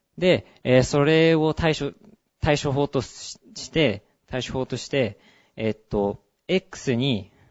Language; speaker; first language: Japanese; early bilingual, heritage; Japanese